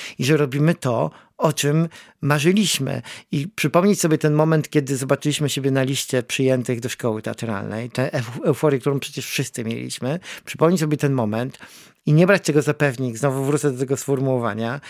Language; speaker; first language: Polish; native; Polish